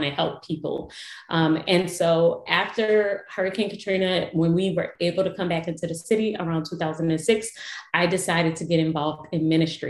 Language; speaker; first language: English; native; English